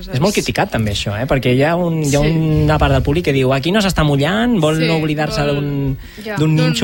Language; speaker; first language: Catalan; native; Catalan